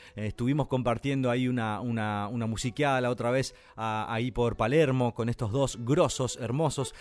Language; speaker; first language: Spanish; native; Spanish